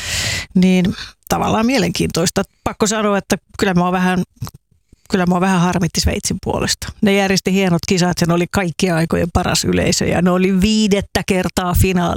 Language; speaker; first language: Finnish; native; Finnish